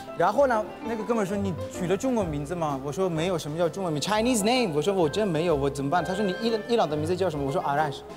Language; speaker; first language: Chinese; non-native, fluent; Persian